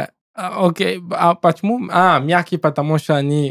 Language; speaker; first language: Russian; non-native, learner; English